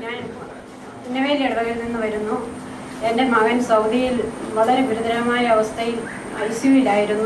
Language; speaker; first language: Malayalam; native; Malayalam